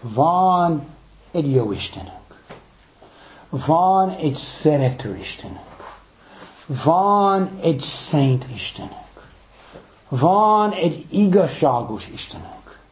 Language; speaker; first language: Hungarian; early bilingual, heritage; English